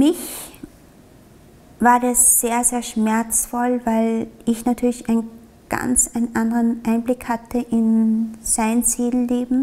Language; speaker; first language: German; early bilingual, other home language; Vietnamese